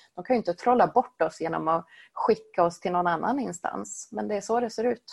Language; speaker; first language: Swedish; native; Swedish